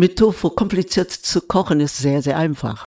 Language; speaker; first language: German; non-native, fluent; Korean